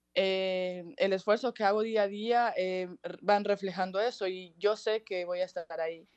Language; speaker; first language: Spanish; native; Spanish